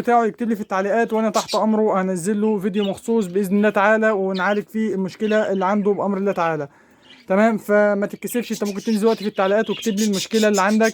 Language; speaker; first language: Arabic; native; Arabic